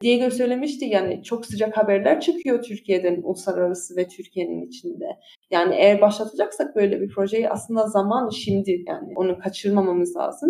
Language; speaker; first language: Turkish; early bilingual, heritage; Turkish